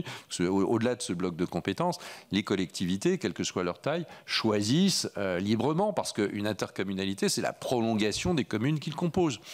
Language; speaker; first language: French; native; French